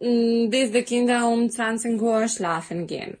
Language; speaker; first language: German; non-native, learner; Serbian